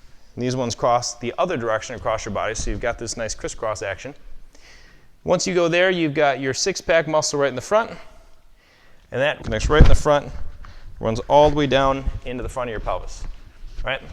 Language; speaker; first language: English; native; English